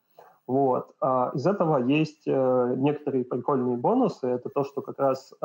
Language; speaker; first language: Russian; native; Russian